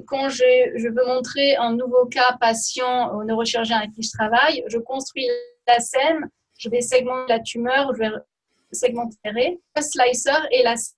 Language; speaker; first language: French; native; French